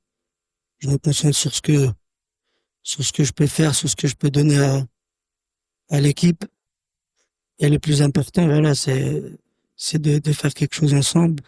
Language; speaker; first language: French; native; French